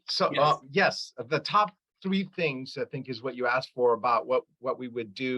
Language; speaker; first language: English; early bilingual, other home language; Arabic